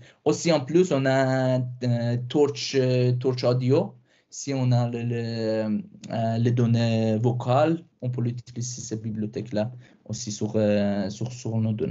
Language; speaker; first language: French; non-native, fluent; Persian